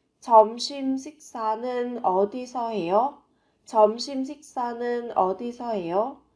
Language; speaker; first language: Korean; non-native, fluent; Vietnamese